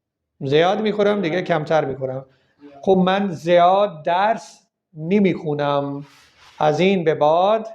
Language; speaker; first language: Persian; non-native, fluent; Urdu